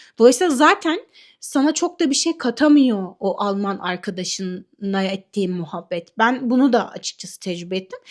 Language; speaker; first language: Turkish; native; Turkish